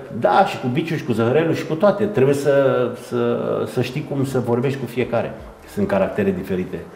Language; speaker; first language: Romanian; native; Romanian